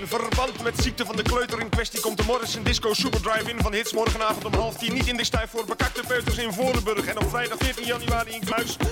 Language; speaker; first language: Dutch; native; Dutch